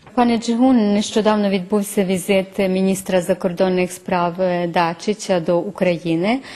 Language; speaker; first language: Ukrainian; early bilingual, heritage; Ukrainian